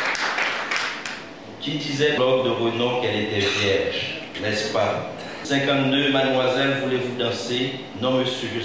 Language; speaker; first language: French; non-native, local second language; Haitian Creole